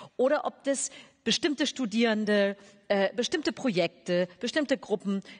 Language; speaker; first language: German; native; German